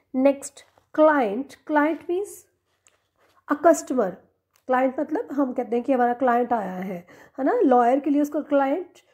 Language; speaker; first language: Hindi; non-native, local second language; Punjabi